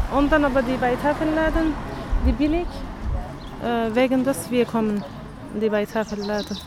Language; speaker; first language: German; non-native, learner; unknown